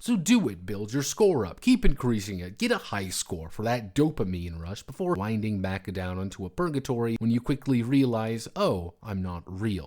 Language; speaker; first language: English; native; English